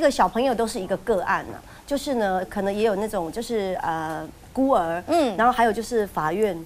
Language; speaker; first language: Chinese; native; Chinese